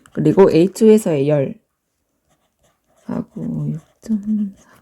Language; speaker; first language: Korean; native; Korean